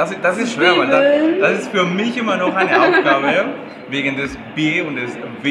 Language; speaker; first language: German; non-native, fluent; Spanish